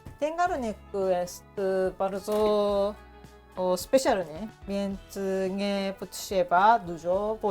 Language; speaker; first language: Polish; non-native, learner; Japanese